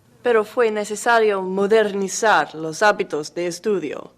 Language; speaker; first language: Spanish; native; Spanish